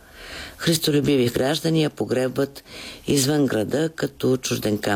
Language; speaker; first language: Bulgarian; native; Bulgarian